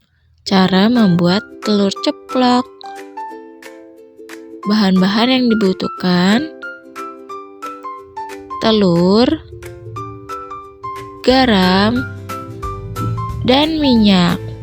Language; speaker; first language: Indonesian; native; Indonesian